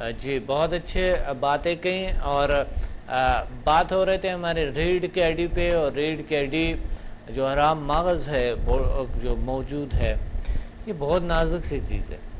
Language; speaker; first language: Urdu; non-native, local second language; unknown